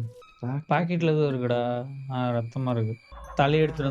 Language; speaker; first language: Tamil; native; Tamil